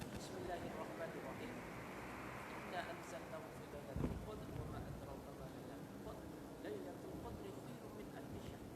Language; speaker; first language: Indonesian; non-native, local second language; Madurese